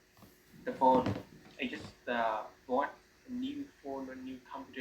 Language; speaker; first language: English; non-native, learner; Vietnamese